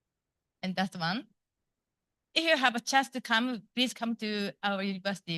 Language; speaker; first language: English; non-native, fluent; Japanese